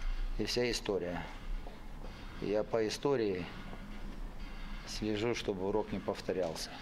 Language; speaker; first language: Russian; native; Russian